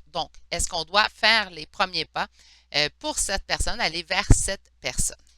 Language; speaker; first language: French; native; French